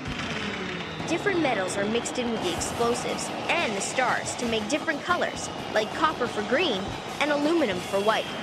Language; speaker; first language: English; native; English